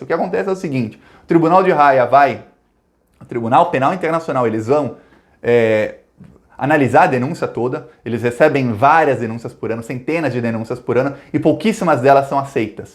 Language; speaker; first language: Portuguese; native; Portuguese